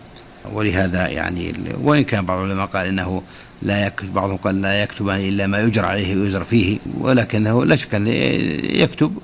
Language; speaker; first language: Arabic; native; Arabic